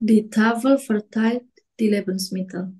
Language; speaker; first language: German; non-native, learner; Indonesian